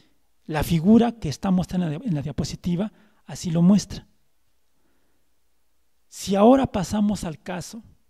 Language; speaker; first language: Spanish; native; Spanish